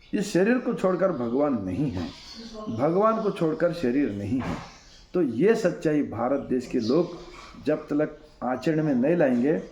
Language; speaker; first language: Hindi; non-native, local second language; Kannada